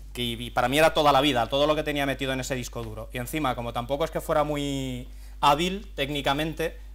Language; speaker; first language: Spanish; native; Spanish